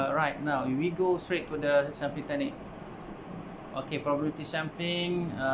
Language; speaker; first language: English; non-native, local second language; Malay